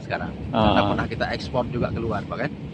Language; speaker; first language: Indonesian; native; Indonesian